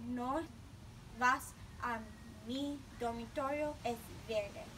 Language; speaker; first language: Spanish; non-native, learner; English